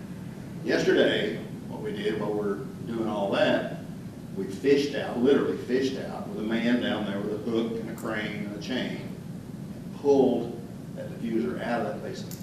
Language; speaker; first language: English; native; English